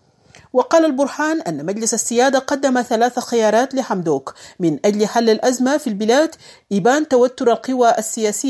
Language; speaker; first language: Arabic; native; Arabic